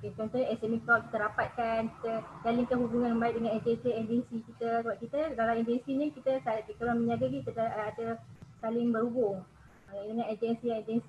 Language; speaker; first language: Malay; native; Malay